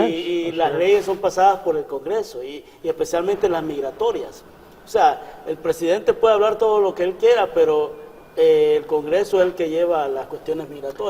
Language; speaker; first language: Spanish; native; Spanish